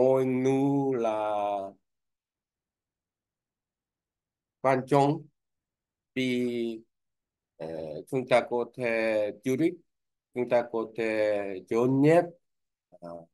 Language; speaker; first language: Vietnamese; non-native, learner; Korean